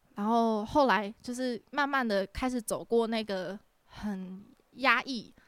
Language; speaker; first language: Chinese; native; Chinese